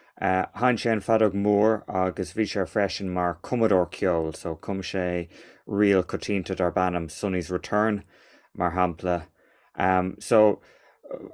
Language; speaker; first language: Irish; non-native, local second language; English